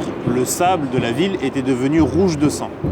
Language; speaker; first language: French; native; French